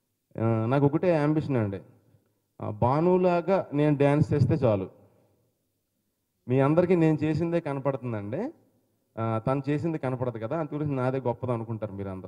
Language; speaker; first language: Telugu; native; Telugu